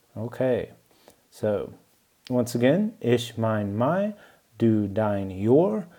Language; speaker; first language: German; non-native, learner; English